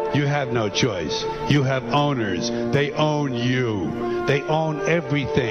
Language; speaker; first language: English; native; English